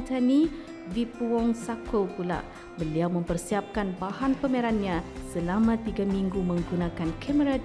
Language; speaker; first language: Malay; native; Malay